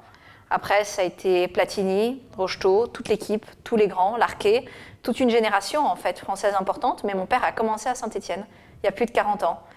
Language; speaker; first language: French; native; French